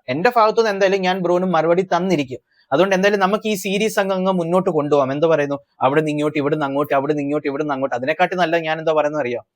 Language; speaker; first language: Malayalam; early bilingual, heritage; Malayalam